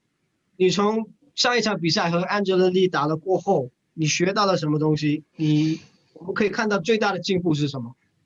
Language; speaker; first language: Chinese; non-native, fluent; English